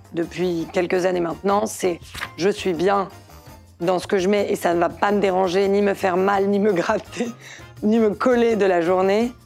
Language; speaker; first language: French; native; French